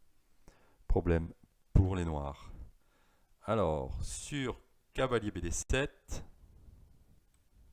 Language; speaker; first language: French; native; French